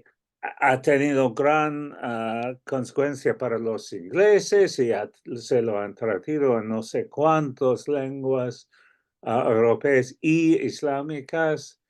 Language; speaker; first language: Spanish; non-native, fluent; English